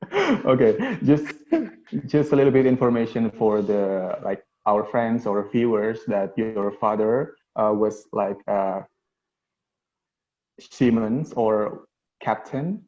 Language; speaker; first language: English; non-native, local second language; Indonesian